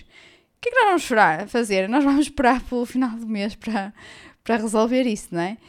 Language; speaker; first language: Portuguese; native; Portuguese